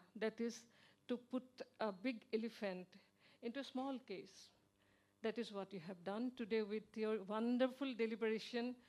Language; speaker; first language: English; non-native, local second language; Assamese